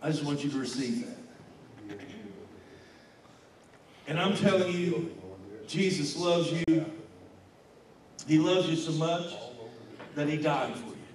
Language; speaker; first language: English; native; English